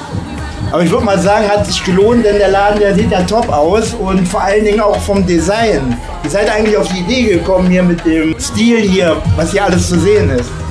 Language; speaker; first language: German; native; German